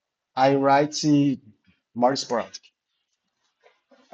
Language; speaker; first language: English; non-native, learner; Portuguese